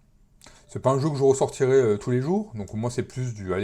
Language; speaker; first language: French; native; French